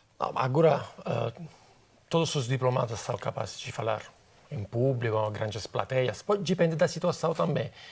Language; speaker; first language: Portuguese; non-native, fluent; Italian